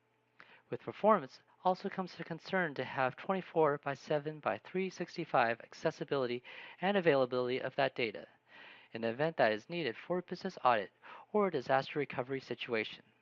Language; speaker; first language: English; native; English